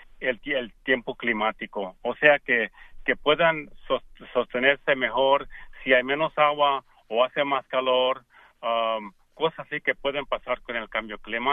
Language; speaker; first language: Spanish; early bilingual, heritage; Spanish